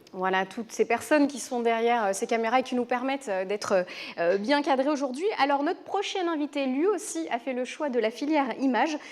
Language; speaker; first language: French; native; French